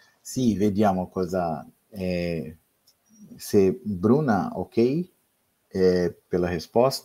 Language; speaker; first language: Italian; non-native, fluent; Portuguese